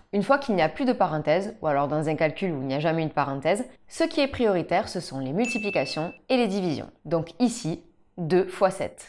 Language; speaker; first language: French; native; French